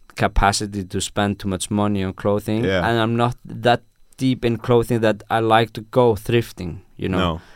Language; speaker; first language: English; non-native, fluent; Icelandic